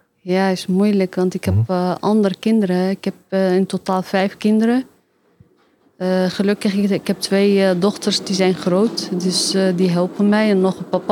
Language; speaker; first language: Dutch; non-native, learner; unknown